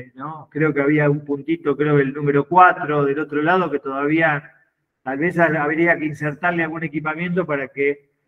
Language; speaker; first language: Spanish; native; Spanish